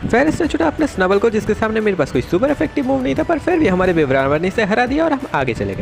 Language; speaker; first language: Hindi; native; Hindi